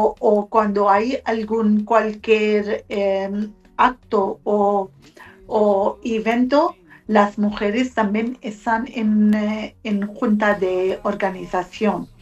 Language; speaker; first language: Spanish; non-native, learner; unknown